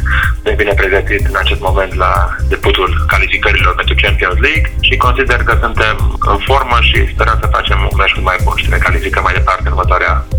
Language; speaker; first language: Romanian; native; Romanian